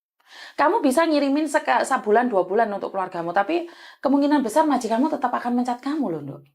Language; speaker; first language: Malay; non-native, local second language; Javanese